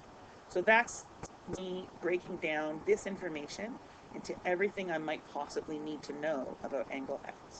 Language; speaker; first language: English; native; English